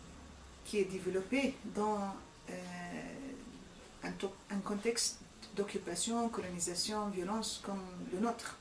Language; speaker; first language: French; non-native, fluent; Arabic